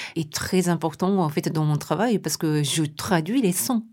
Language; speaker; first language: French; non-native, fluent; Japanese